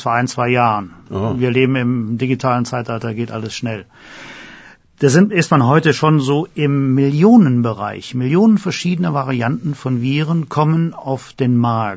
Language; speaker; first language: German; native; German